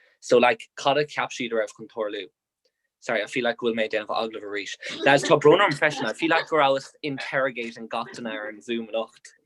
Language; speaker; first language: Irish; non-native, local second language; English